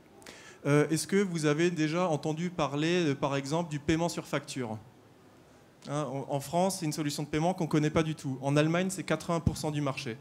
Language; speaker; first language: French; native; French